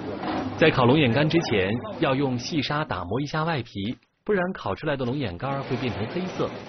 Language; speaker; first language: Chinese; native; Chinese